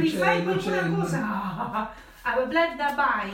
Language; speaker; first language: Italian; non-native, learner; Spanish